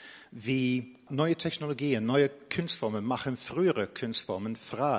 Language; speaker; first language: German; non-native, fluent; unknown